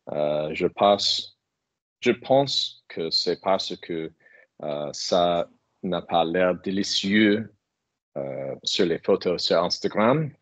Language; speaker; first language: French; non-native, fluent; English